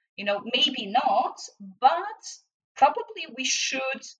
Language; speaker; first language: English; non-native, fluent; Portuguese